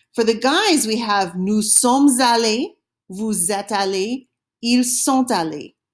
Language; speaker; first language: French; non-native, fluent; English